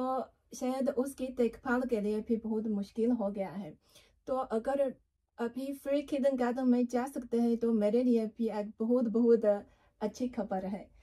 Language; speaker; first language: Hindi; non-native, learner; Chinese